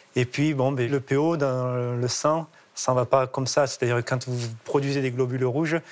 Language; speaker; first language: French; native; French